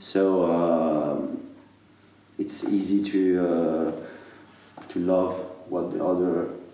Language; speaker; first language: English; non-native, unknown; Italian